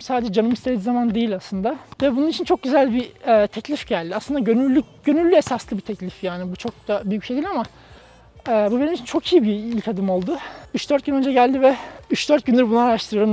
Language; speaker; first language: Turkish; native; Turkish